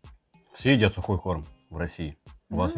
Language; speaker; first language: Russian; native; Russian